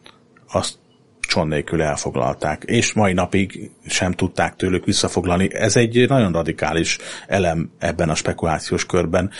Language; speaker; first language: Hungarian; native; Hungarian